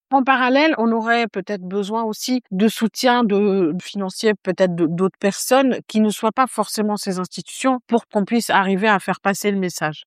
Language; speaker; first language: French; non-native, local second language; Arabic